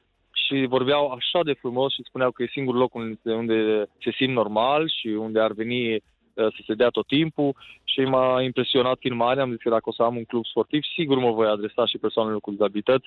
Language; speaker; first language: Romanian; native; Romanian